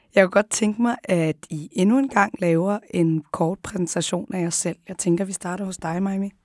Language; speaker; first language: Danish; early bilingual, other home language; Arabic